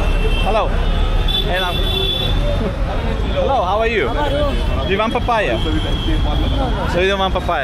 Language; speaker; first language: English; non-native, learner; Lithuanian